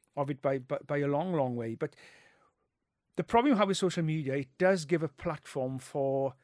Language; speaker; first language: English; non-native, local second language; Welsh